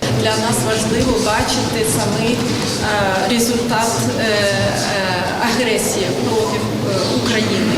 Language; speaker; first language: Ukrainian; non-native, fluent; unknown